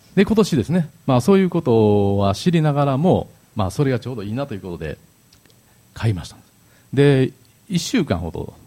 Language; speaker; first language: Japanese; native; Japanese